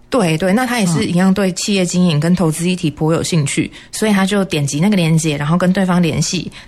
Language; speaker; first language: Chinese; native; Chinese